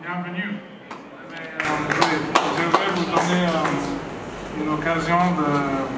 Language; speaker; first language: French; non-native, learner; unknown